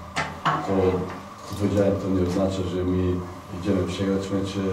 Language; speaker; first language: Polish; non-native, fluent; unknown